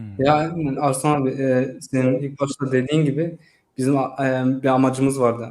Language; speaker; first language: Turkish; early bilingual, heritage; Turkish